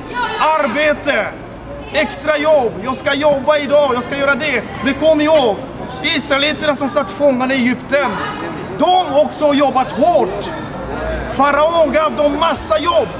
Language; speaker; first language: Swedish; non-native, fluent; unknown